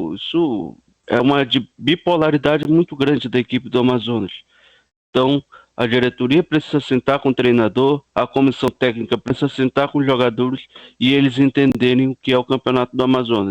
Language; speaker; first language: Portuguese; native; Portuguese